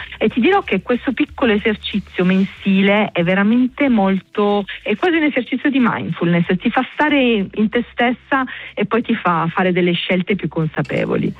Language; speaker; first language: Italian; native; Italian